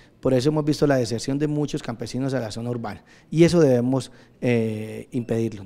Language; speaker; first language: Spanish; native; Spanish